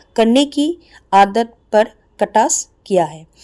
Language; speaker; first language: Hindi; non-native, local second language; Assamese